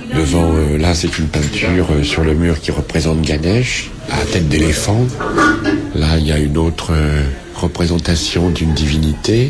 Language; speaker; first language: French; native; French